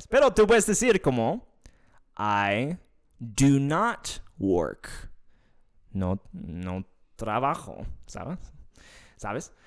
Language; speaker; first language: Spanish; non-native, fluent; English